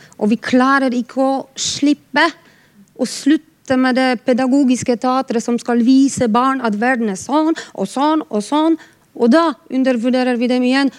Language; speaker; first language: Norwegian; non-native, fluent; Polish